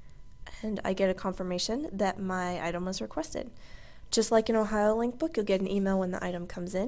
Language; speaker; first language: English; native; English